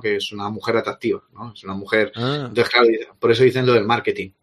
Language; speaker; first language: Spanish; native; Spanish